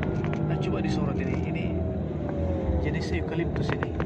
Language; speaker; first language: Indonesian; native; Indonesian